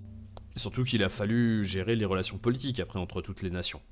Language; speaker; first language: French; native; French